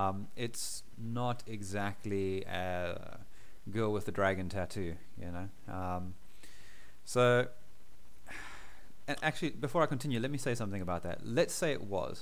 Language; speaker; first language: English; native; English